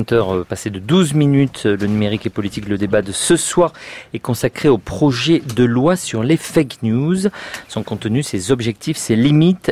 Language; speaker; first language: French; native; French